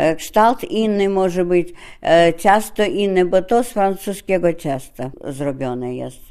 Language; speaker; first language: Polish; non-native, fluent; Russian